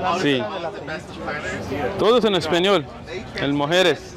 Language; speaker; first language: Spanish; non-native, learner; English